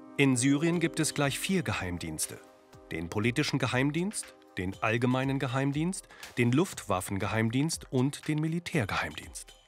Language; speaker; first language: German; native; German